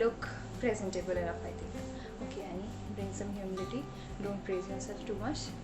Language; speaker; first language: English; non-native, local second language; Hindi